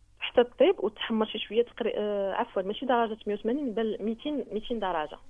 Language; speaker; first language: Arabic; native; Arabic